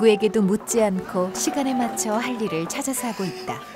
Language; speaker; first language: Korean; native; Korean